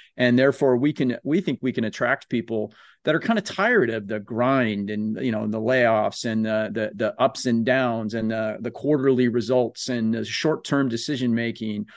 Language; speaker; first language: English; native; English